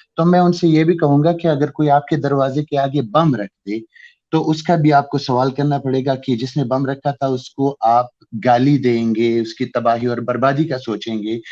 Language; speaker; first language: Urdu; non-native, local second language; Pashto